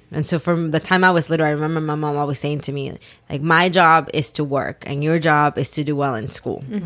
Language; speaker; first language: English; early bilingual, other home language; Spanish